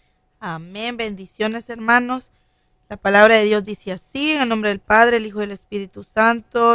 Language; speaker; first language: Spanish; native; Spanish